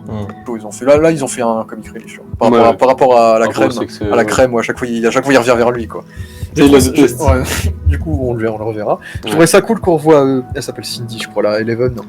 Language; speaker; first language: French; native; French